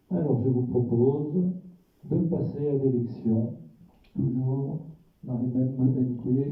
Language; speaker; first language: French; native; French